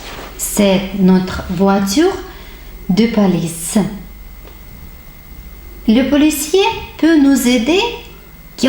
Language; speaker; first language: French; non-native, fluent; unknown